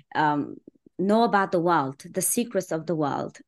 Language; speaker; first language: English; early bilingual, other home language; Persian